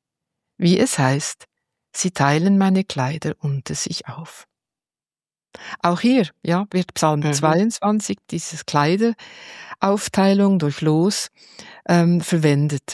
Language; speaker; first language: German; native; German